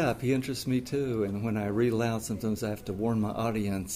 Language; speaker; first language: English; native; English